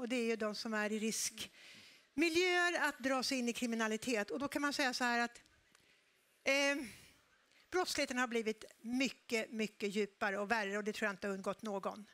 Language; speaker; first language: Swedish; native; Swedish